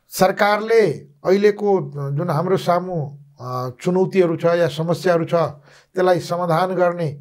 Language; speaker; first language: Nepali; non-native, local second language; Maithili